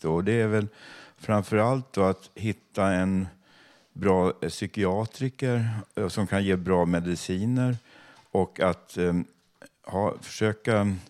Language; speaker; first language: Swedish; native; Swedish